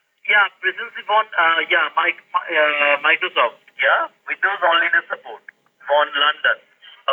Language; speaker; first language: German; non-native, learner; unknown